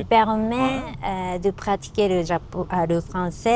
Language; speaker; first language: French; non-native, learner; Japanese